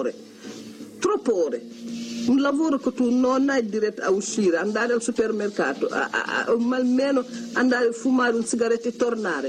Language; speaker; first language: Italian; non-native, learner; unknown